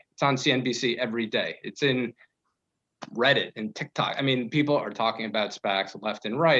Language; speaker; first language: English; native; English